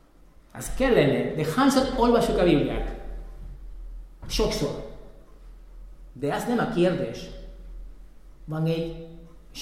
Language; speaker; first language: Hungarian; non-native, fluent; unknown